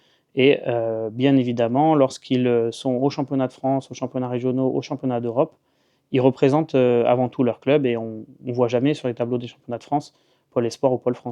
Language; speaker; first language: French; native; French